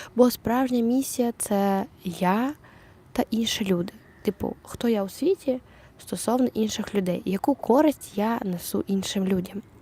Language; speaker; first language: Ukrainian; non-native, local second language; Russian